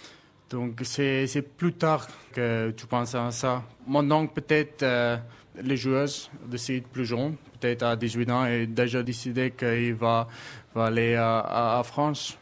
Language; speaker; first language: French; non-native, learner; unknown